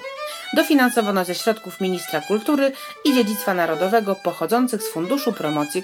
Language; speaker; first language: Polish; native; Polish